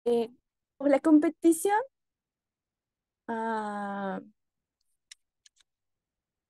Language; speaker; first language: French; non-native, learner; Spanish